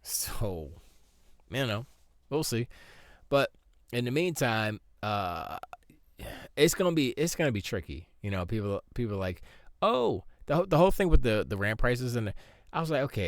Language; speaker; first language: English; native; English